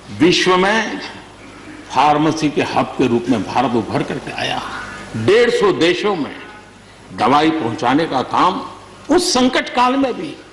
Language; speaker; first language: Hindi; non-native, local second language; Gujarati